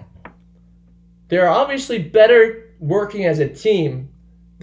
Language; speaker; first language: English; native; English